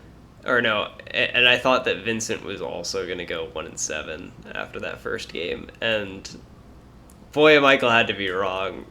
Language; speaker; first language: English; native; English